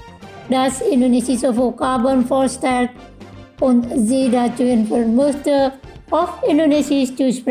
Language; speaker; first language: German; non-native, fluent; Indonesian